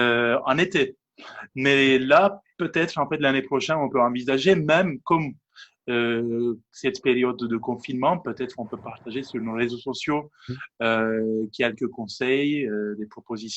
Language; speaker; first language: French; non-native, fluent; Turkish